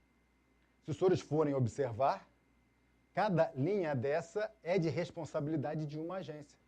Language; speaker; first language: Portuguese; native; Portuguese